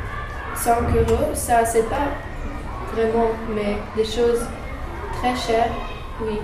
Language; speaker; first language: French; non-native, learner; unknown